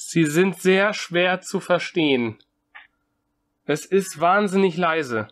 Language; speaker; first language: German; native; German